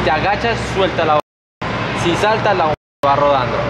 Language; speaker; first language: Spanish; native; Spanish